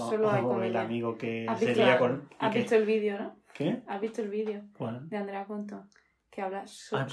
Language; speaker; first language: Spanish; native; Spanish